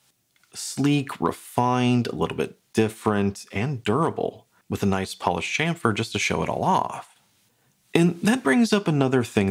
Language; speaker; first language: English; native; English